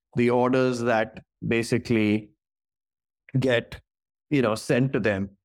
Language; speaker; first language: English; non-native, local second language; Hindi